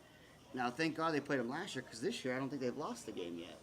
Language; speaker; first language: English; native; English